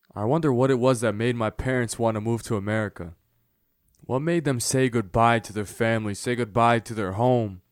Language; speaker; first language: English; native; English